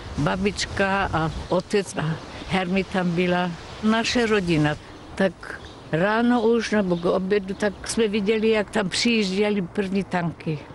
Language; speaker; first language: Czech; non-native, local second language; German